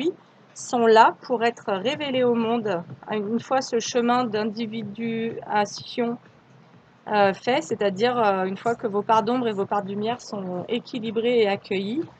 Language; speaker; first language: French; native; French